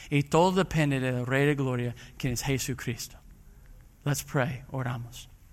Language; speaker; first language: Spanish; non-native, fluent; English